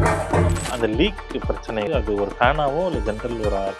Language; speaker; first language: Tamil; native; Tamil